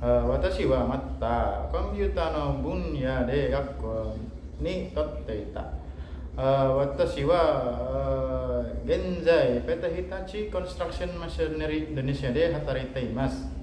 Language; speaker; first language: Japanese; non-native, learner; Indonesian